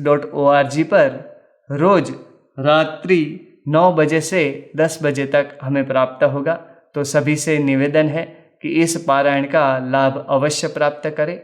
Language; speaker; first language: Hindi; native; Hindi